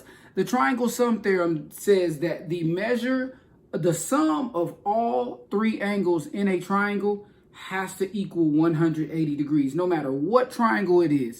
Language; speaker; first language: English; native; English